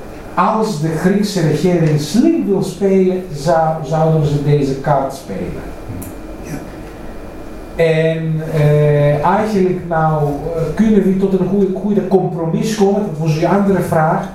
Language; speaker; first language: Dutch; non-native, fluent; Greek